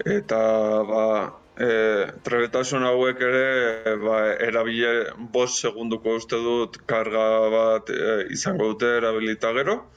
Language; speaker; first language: Basque; non-native, fluent; Spanish